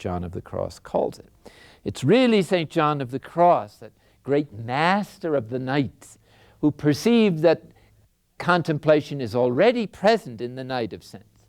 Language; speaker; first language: English; native; English